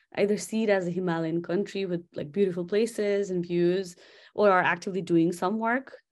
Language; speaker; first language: English; non-native, local second language; Nepali